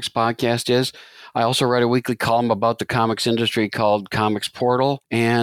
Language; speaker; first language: English; native; English